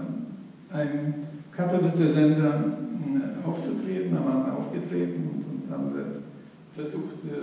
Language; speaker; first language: German; non-native, fluent; Polish